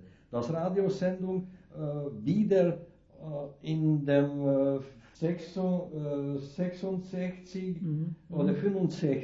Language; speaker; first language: German; non-native, learner; Hungarian